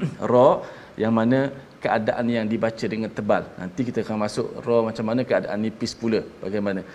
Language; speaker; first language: Malay; native; Malay